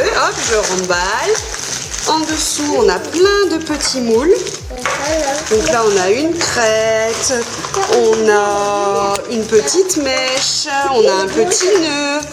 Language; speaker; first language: French; native; French